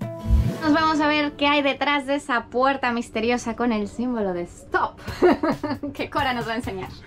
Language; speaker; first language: Spanish; native; Spanish